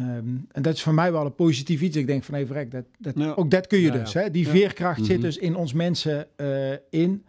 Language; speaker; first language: Dutch; native; Dutch